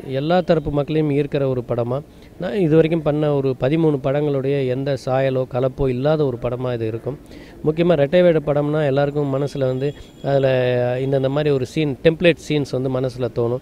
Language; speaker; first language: Tamil; native; Tamil